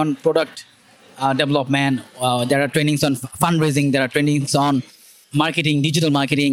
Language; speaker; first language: English; non-native, local second language; Bangla